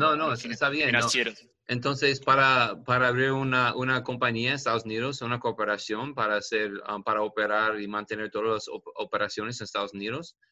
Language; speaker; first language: Spanish; non-native, learner; English